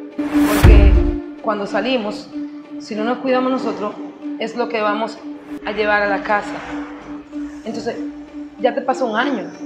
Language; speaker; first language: Spanish; native; Spanish